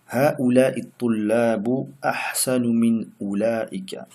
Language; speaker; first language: Arabic; non-native, fluent; French